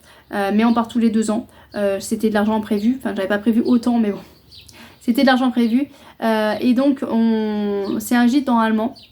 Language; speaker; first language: French; native; French